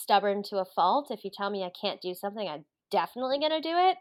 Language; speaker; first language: English; native; English